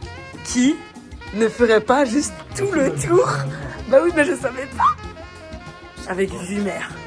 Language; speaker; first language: French; native; French